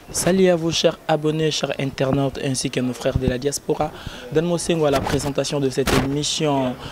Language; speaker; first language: French; non-native, local second language; Lingala